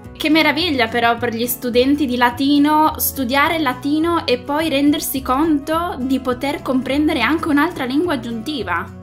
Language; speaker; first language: Italian; native; Italian